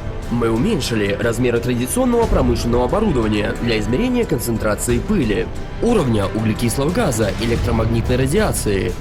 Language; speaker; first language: Russian; native; Russian